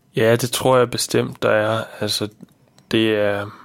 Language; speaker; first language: Danish; native; Danish